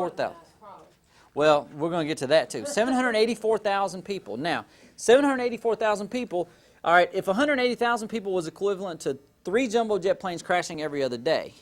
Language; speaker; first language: English; native; English